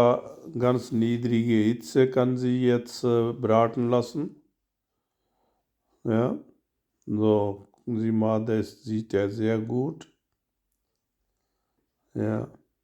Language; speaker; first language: German; non-native, learner; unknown